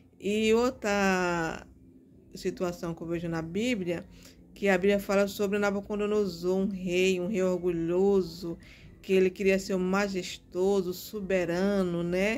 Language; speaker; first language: Portuguese; native; Portuguese